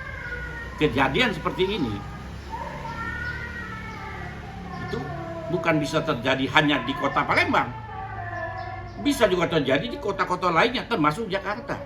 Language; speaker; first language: Indonesian; native; Indonesian